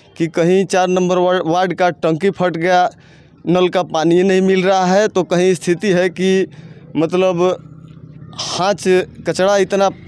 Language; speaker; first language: Hindi; native; Hindi